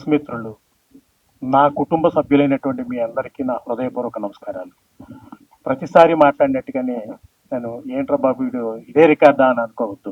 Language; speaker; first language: Telugu; native; Telugu